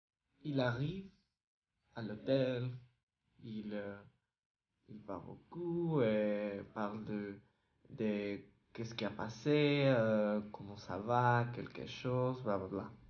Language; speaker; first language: French; non-native, learner; Spanish